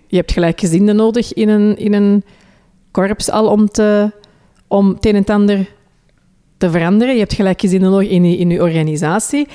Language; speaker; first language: Dutch; early bilingual, other home language; Hindi